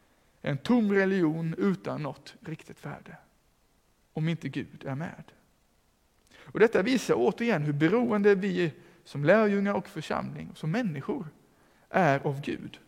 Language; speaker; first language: Swedish; native; Swedish